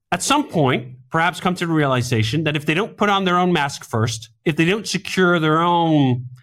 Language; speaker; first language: English; non-native, fluent; Danish